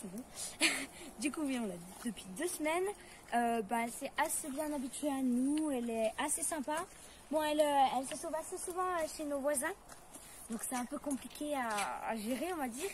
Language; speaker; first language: French; native; French